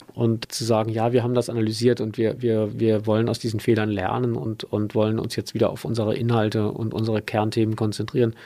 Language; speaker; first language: German; native; German